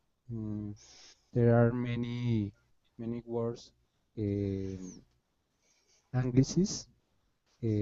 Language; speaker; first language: English; non-native, learner; Spanish